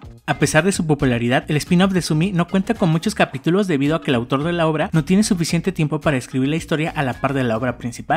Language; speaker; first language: Spanish; native; Spanish